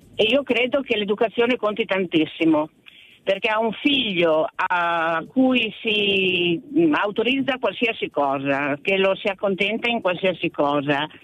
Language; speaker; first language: Italian; native; Italian